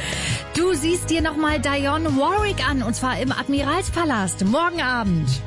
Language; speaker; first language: German; native; German